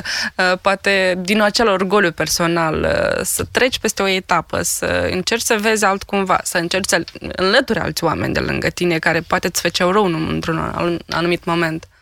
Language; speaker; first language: Romanian; native; Romanian